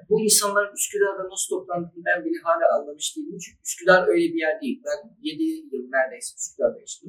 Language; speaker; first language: Turkish; early bilingual, other home language; Arabic